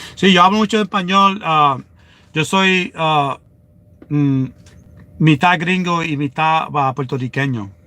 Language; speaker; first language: Spanish; early bilingual, other home language; English